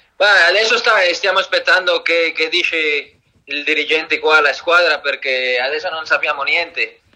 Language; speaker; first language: Italian; non-native, learner; Spanish